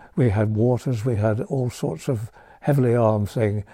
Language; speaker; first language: English; native; English